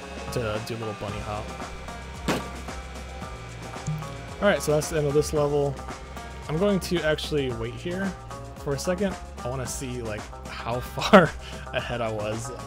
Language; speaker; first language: English; native; English